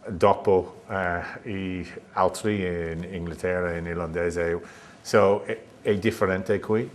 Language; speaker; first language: Italian; non-native, learner; English